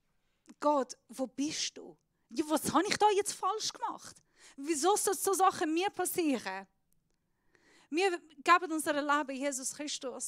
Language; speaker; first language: German; non-native, fluent; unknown